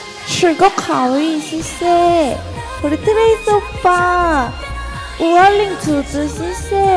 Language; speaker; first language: Chinese; non-native, fluent; Korean